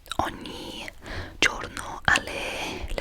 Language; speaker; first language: Italian; non-native, fluent; English